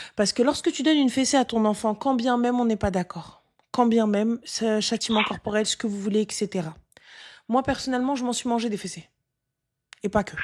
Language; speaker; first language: French; native; French